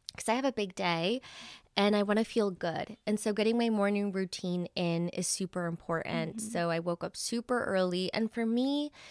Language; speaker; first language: English; early bilingual, other home language; Spanish